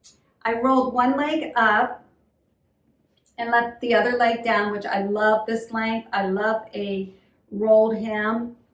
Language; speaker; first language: English; native; English